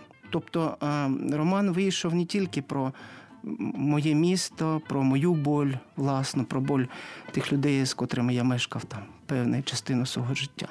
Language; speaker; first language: Ukrainian; non-native, local second language; Russian